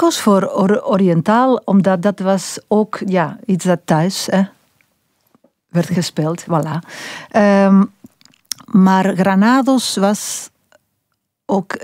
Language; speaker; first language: Dutch; non-native, fluent; Spanish